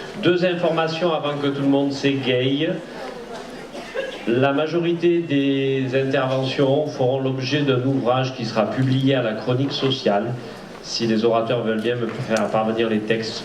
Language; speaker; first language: French; native; French